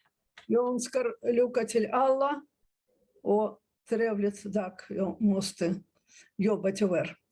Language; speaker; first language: Swedish; non-native, fluent; Russian